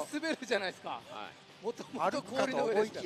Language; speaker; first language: Japanese; native; Japanese